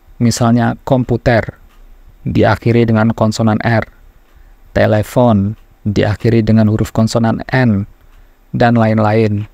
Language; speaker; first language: Indonesian; native; Indonesian